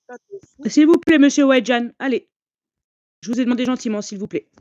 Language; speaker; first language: French; native; French